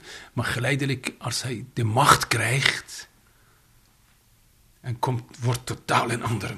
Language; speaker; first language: Dutch; non-native, fluent; Persian